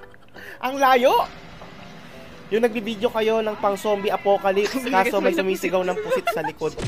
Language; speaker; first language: Filipino; native; Filipino